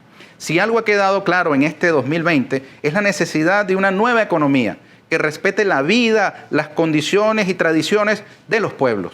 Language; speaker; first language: Spanish; native; Spanish